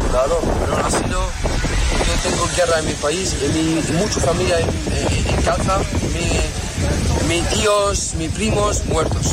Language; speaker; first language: Spanish; non-native, learner; Arabic